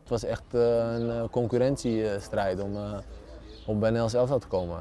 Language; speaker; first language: Dutch; early bilingual, other home language; Bosnian